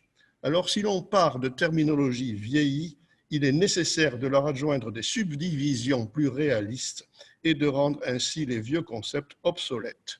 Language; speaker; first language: French; native; French